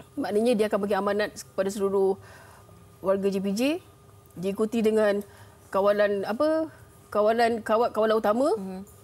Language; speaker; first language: Malay; native; Malay